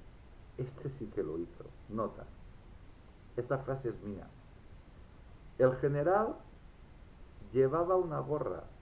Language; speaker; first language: Spanish; native; Spanish